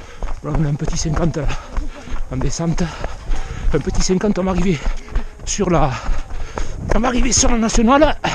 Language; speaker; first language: French; native; French